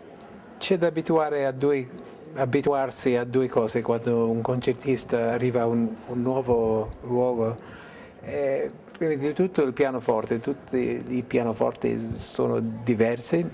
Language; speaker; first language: Italian; early bilingual, heritage; English